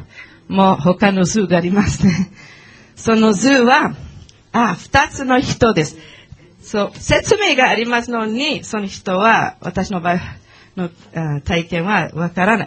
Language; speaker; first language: Japanese; non-native, learner; English